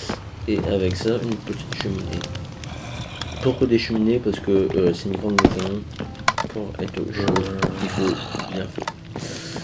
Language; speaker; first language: French; native; French